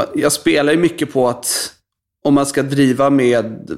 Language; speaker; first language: Swedish; native; Swedish